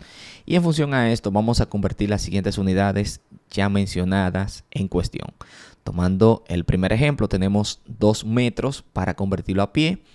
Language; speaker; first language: Spanish; native; Spanish